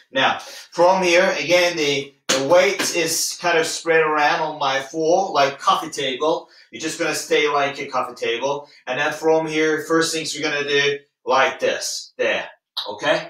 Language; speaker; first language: English; non-native, fluent; Turkish